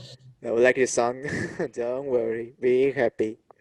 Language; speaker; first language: English; non-native, learner; Spanish